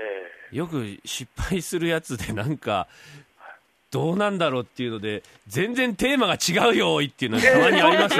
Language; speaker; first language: Japanese; native; Japanese